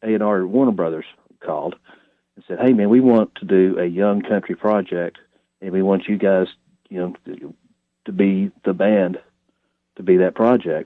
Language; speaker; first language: English; native; English